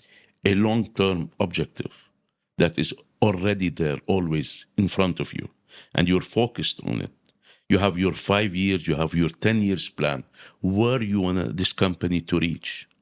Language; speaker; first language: English; non-native, local second language; Arabic